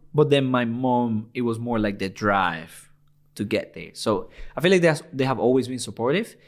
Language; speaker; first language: English; non-native, fluent; Spanish